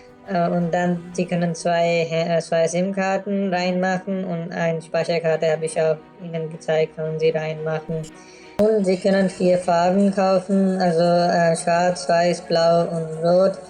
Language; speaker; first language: German; non-native, fluent; Urdu